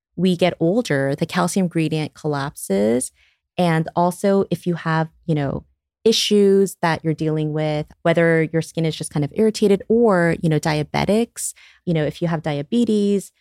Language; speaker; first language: English; early bilingual, other home language; Korean